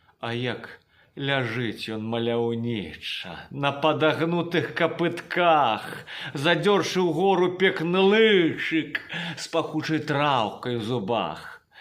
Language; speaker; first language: Belarusian; native; Belarusian